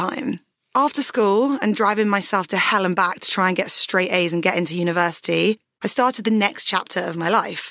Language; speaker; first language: English; native; English